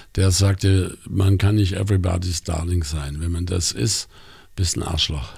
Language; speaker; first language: German; native; German